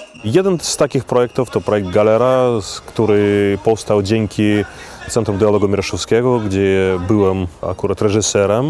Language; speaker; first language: Polish; non-native, fluent; Belarusian